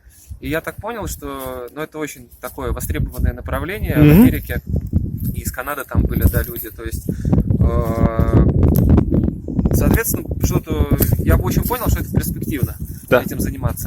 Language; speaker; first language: Russian; native; Russian